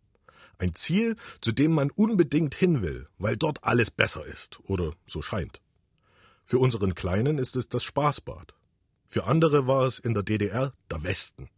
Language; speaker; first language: German; native; German